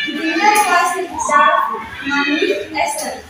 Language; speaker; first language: German; non-native, learner; Indonesian